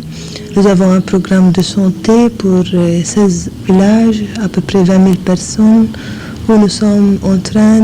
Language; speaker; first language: French; non-native, fluent; English